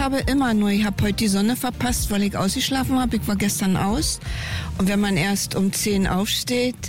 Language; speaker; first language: German; native; German